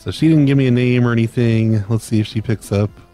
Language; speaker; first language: English; native; English